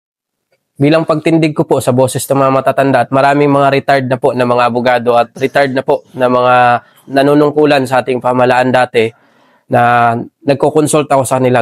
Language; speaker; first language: Filipino; native; Filipino